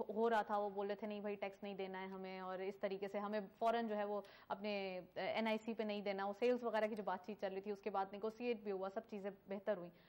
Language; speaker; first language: Urdu; native; Urdu